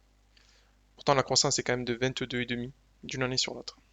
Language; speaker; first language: French; native; French